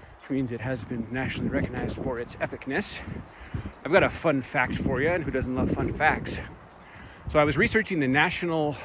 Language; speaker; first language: English; native; English